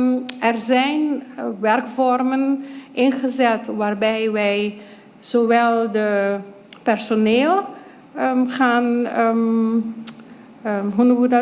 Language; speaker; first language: Dutch; non-native, local second language; Papiamento